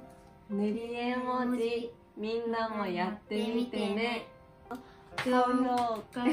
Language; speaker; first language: Japanese; native; Japanese